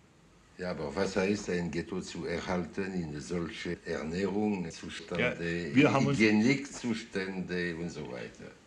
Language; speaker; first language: German; non-native, fluent; French